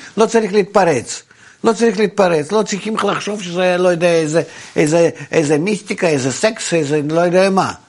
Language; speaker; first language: Hebrew; non-native, fluent; Russian